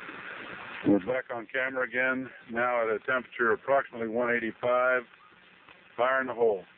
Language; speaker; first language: English; native; English